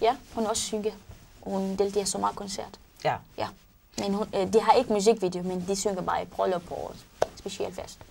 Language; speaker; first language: Danish; non-native, learner; Arabic